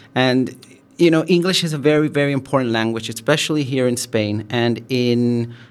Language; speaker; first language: English; early bilingual, other home language; Spanish